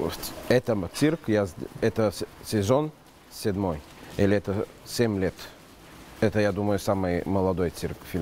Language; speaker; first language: Russian; non-native, learner; Bulgarian